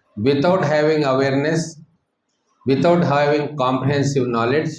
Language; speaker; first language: English; non-native, local second language; Telugu